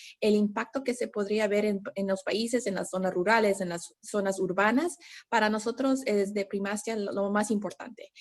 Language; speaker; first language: Spanish; early bilingual, heritage; Spanish